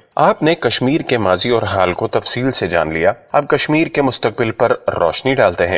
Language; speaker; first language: Urdu; native; Urdu